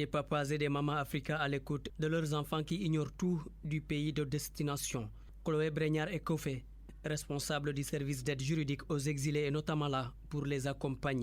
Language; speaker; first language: French; native; French